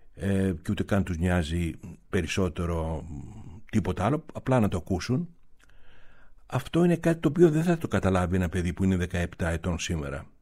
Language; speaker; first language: Greek; native; Greek